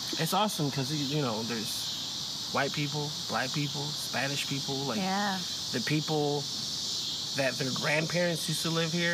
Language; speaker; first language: English; early bilingual, other home language; Spanish